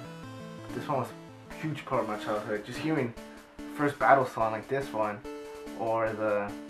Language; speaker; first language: English; native; English